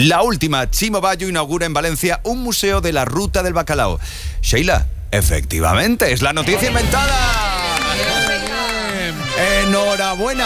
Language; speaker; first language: Spanish; native; Spanish